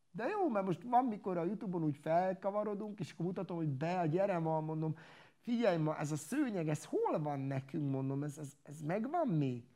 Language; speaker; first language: Hungarian; non-native, local second language; Romany